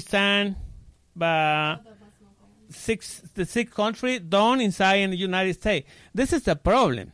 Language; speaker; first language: English; non-native, learner; Spanish